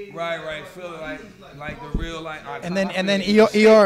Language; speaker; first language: English; native; English